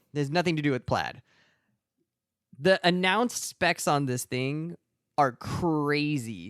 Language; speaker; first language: English; native; English